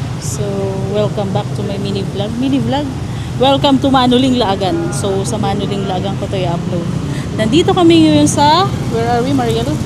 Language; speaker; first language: Filipino; non-native, local second language; Waray